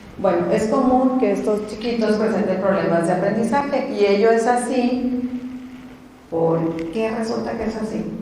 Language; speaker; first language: Spanish; native; Spanish